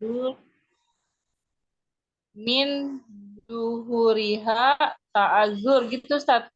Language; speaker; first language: Arabic; non-native, learner; Indonesian